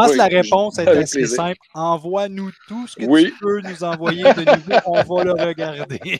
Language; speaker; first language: French; native; French